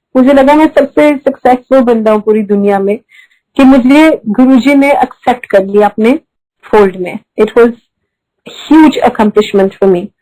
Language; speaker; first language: Hindi; early bilingual, heritage; Hindi